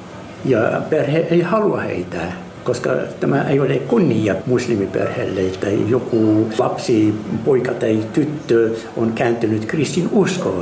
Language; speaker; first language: Finnish; non-native, learner; Arabic